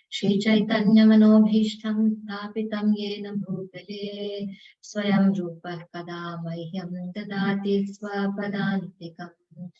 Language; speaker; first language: Hindi; non-native, local second language; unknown